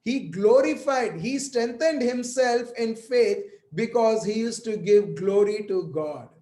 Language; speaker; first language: English; non-native, local second language; Hindi